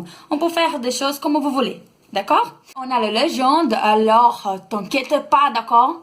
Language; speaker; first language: French; non-native, learner; Portuguese